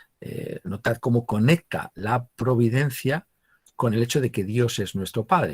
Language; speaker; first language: Spanish; native; Spanish